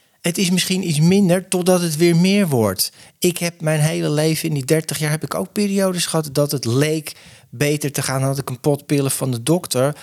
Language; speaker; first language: Dutch; native; Dutch